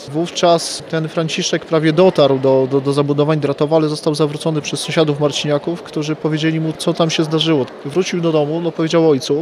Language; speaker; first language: Polish; native; Polish